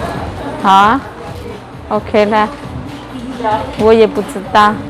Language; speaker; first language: Chinese; non-native, learner; Indonesian